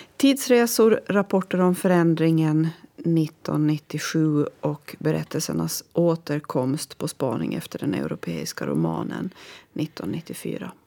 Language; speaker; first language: Swedish; native; Swedish